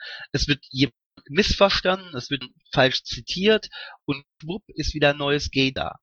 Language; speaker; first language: German; native; German